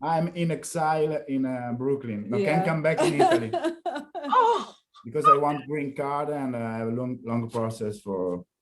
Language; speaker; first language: English; non-native, learner; Italian